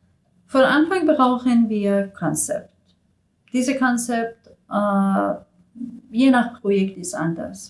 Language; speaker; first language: German; non-native, learner; Persian